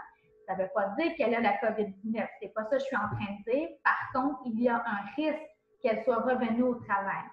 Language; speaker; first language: French; native; French